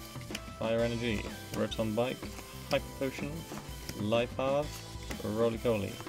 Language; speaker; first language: English; native; English